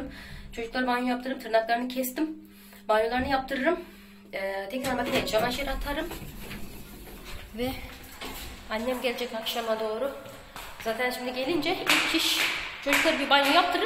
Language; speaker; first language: Turkish; native; Turkish